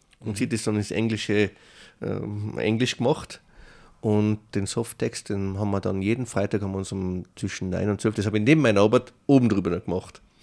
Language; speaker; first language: German; native; German